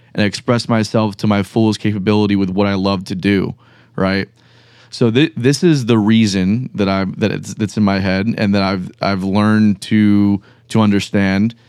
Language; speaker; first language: English; early bilingual, other home language; Spanish